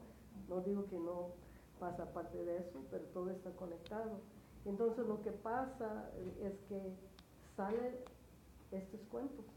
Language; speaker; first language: Spanish; early bilingual, heritage; English